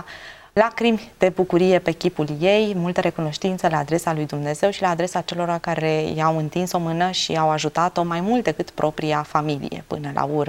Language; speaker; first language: Romanian; native; Romanian